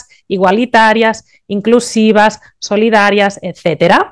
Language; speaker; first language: Spanish; native; Spanish